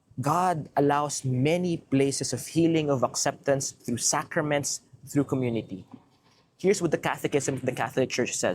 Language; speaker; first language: English; non-native, local second language; Filipino